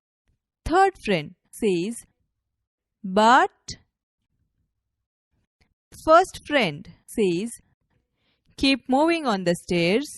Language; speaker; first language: English; non-native, local second language; Gujarati